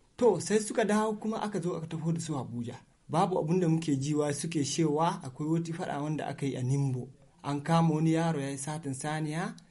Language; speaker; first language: Hausa; non-native, local second language; Fula